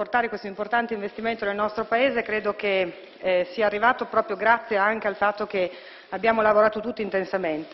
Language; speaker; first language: Italian; native; Italian